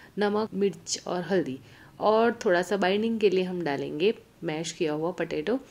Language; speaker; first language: Hindi; native; Hindi